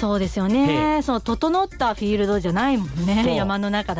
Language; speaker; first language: Japanese; native; Japanese